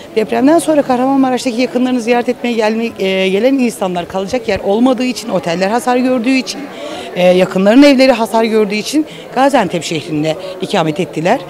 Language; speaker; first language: Turkish; native; Turkish